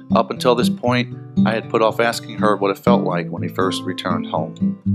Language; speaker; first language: English; native; English